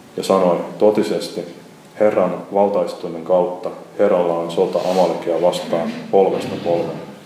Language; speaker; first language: Finnish; native; Finnish